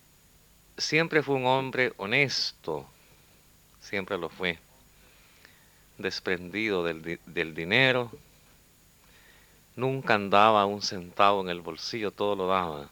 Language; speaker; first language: Spanish; native; Spanish